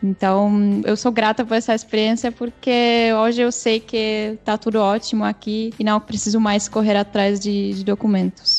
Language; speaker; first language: Portuguese; non-native, fluent; Czech